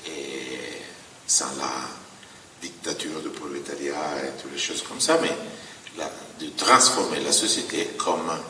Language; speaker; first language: French; non-native, fluent; Italian